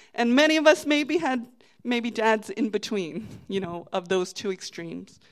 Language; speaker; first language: English; native; English